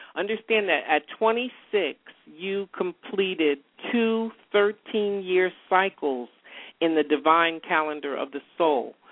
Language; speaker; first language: English; native; English